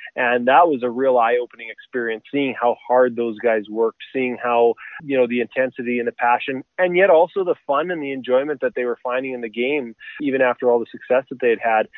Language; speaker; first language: English; native; English